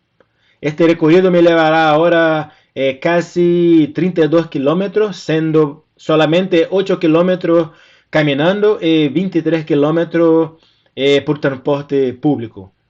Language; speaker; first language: Spanish; non-native, fluent; Portuguese